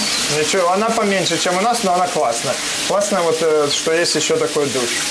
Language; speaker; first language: Russian; native; Russian